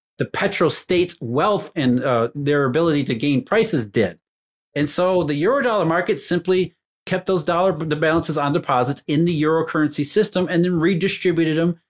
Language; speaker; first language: English; native; English